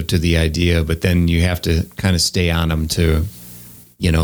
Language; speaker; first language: English; native; English